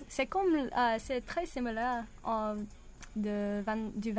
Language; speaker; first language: French; non-native, learner; English